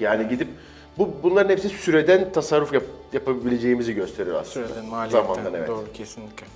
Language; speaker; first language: Turkish; native; Turkish